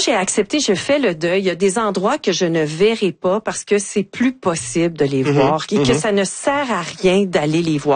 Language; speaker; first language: French; native; French